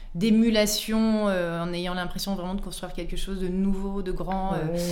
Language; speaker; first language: French; native; French